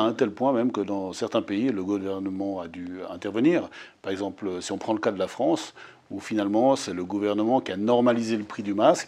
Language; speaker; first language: French; native; French